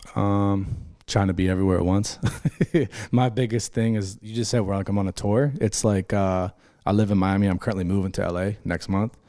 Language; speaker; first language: English; native; English